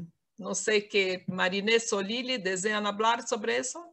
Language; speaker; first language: Spanish; non-native, fluent; Portuguese